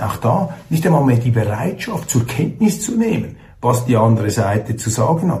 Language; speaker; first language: German; native; German